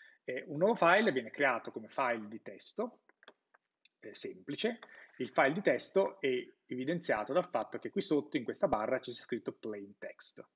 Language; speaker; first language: Italian; native; Italian